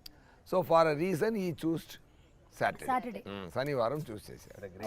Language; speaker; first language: Telugu; non-native, fluent; Tamil